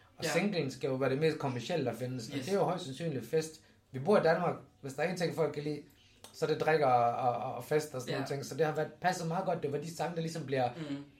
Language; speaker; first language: Danish; native; Danish